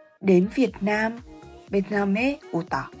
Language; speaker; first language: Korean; non-native, fluent; Vietnamese